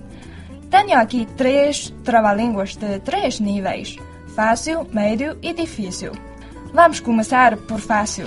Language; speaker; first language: Portuguese; non-native, fluent; Chinese